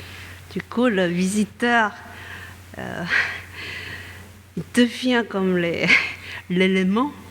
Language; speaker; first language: French; non-native, fluent; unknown